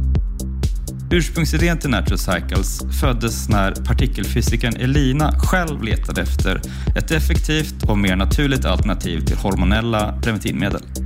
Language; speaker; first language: Swedish; native; Swedish